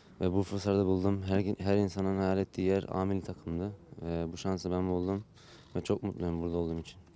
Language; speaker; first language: Turkish; early bilingual, heritage; Turkish